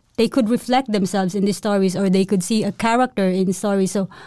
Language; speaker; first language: English; non-native, local second language; Cebuano